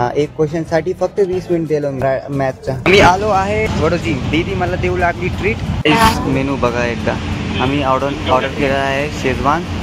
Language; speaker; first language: Marathi; non-native, local second language; Hindi